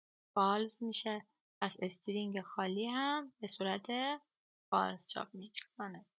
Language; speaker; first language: Persian; native; Persian